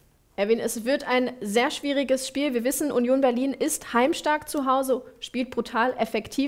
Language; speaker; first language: German; native; German